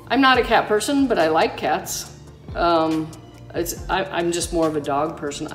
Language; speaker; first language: English; native; English